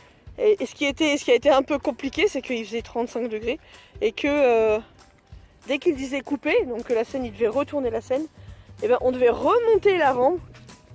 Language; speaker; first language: French; native; French